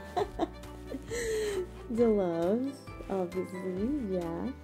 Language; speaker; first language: English; non-native, fluent; Portuguese